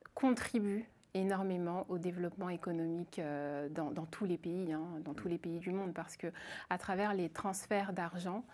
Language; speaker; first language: French; native; French